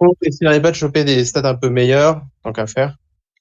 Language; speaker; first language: French; native; French